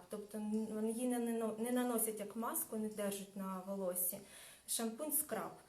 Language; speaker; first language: Ukrainian; non-native, local second language; Russian